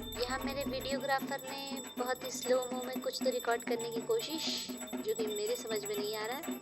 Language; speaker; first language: Hindi; non-native, local second language; Bangla